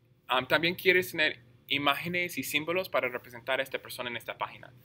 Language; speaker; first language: Spanish; non-native, fluent; English